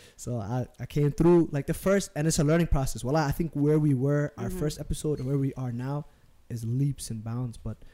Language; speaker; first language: English; native; English